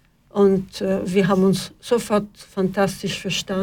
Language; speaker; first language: German; non-native, fluent; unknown